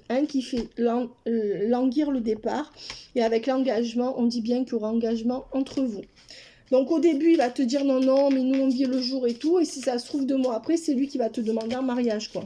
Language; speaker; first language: French; native; French